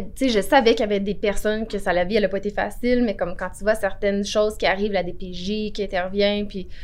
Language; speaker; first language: French; native; French